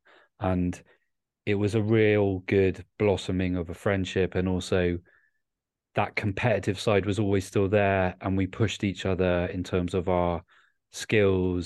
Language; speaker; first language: English; native; English